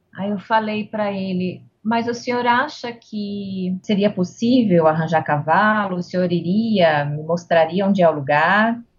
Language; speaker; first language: Portuguese; native; Portuguese